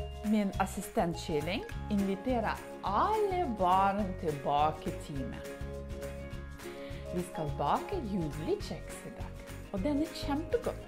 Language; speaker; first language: Norwegian; non-native, learner; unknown